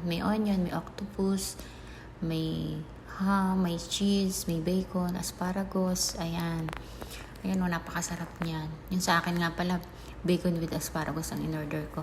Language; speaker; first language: Filipino; native; Filipino